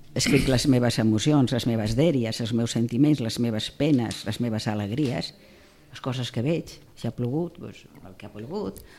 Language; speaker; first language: Catalan; non-native, local second language; Spanish